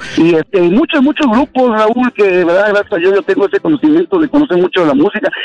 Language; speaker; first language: Spanish; early bilingual, heritage; Spanish